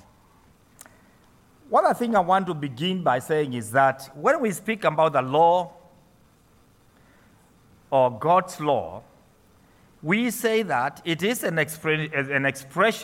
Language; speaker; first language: English; non-native, local second language; Kikuyu